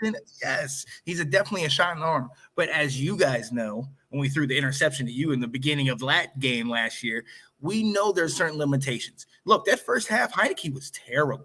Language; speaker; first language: English; native; English